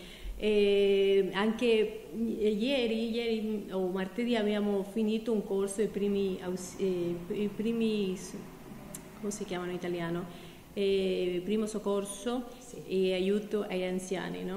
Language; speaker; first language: Italian; non-native, fluent; Spanish